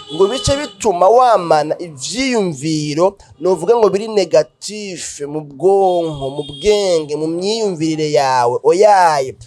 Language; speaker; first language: Rundi; native; Rundi